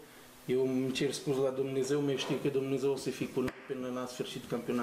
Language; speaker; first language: Romanian; non-native, learner; Portuguese